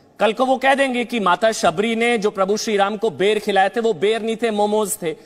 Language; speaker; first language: Hindi; native; Hindi